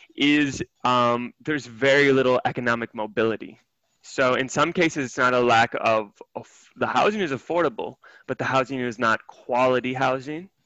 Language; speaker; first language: English; native; English